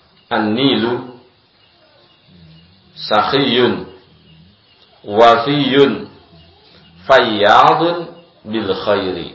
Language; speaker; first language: Arabic; non-native, fluent; Indonesian